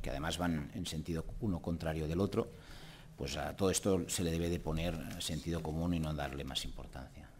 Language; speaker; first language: Spanish; non-native, local second language; Catalan